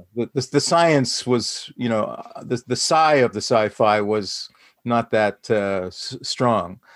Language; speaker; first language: English; native; English